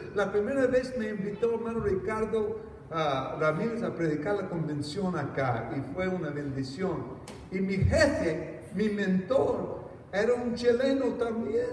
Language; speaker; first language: Spanish; non-native, fluent; English